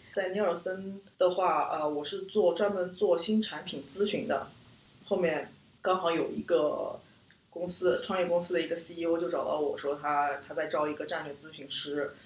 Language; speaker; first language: Chinese; native; Chinese